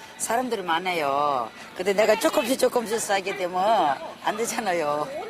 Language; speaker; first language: Korean; early bilingual, heritage; Korean